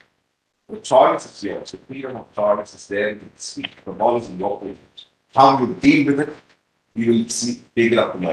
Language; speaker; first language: English; non-native, local second language; Hindi